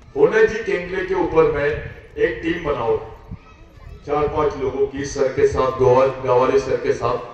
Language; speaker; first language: Hindi; non-native, local second language; Marathi